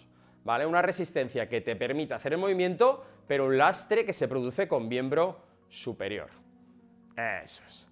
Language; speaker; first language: Spanish; native; Spanish